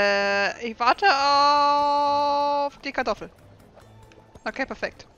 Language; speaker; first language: German; native; German